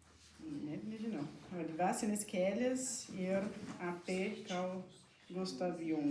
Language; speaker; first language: Lithuanian; non-native, learner; Portuguese